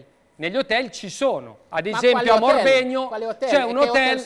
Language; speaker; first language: Italian; native; Italian